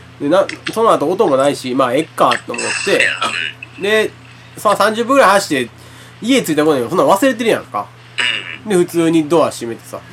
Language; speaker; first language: Japanese; native; Japanese